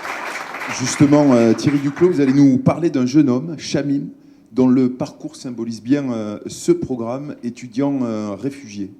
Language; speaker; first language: French; native; French